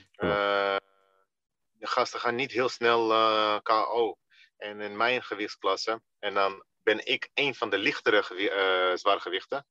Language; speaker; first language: Dutch; early bilingual, other home language; Russian